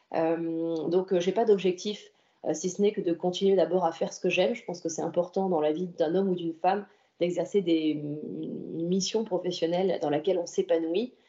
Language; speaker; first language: French; native; French